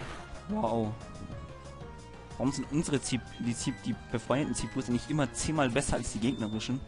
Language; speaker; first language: German; native; German